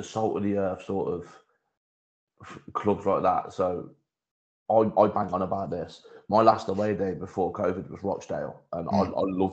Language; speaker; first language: English; native; English